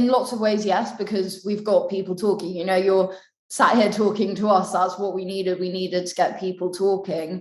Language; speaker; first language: English; native; English